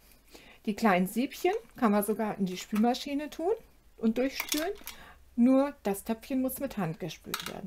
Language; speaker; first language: German; native; German